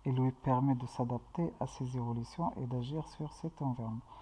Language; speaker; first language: French; non-native, local second language; Arabic